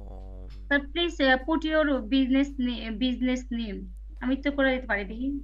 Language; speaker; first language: English; non-native, learner; Bangla